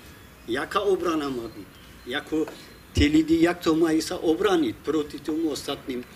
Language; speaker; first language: Czech; non-native, fluent; Kurdish